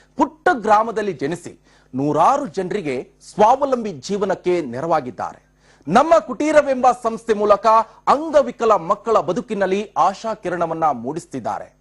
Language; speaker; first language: Kannada; native; Kannada